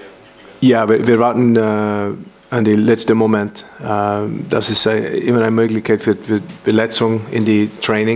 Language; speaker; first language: German; non-native, learner; English